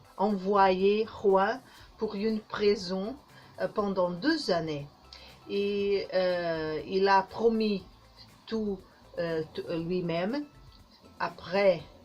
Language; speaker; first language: French; non-native, learner; Portuguese